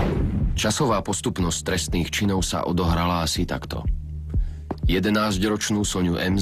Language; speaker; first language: Slovak; native; Slovak